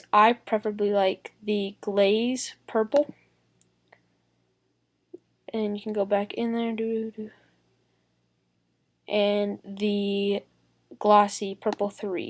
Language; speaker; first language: English; native; English